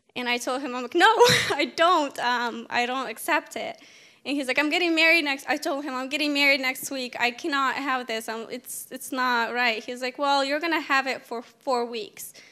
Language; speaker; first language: English; native; English